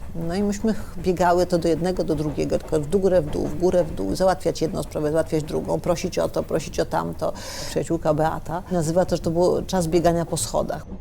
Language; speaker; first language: Polish; native; Polish